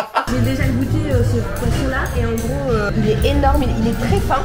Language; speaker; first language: French; native; French